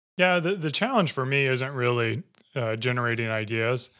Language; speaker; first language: English; native; English